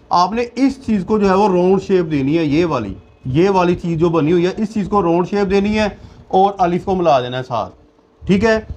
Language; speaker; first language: Urdu; native; Urdu